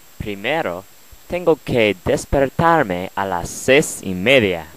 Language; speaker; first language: Spanish; non-native, learner; English